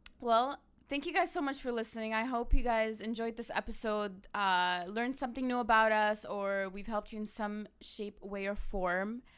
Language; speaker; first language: English; early bilingual, other home language; Arabic